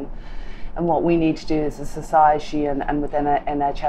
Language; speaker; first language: English; native; English